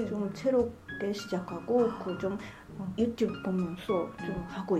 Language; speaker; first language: Korean; non-native, fluent; Japanese